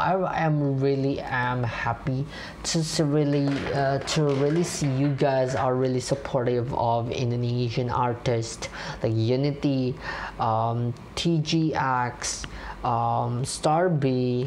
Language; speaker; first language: English; non-native, fluent; Indonesian